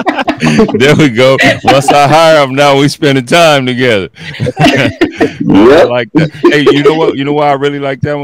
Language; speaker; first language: English; native; English